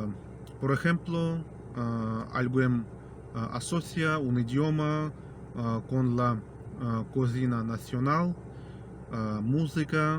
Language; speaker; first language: Spanish; non-native, fluent; Russian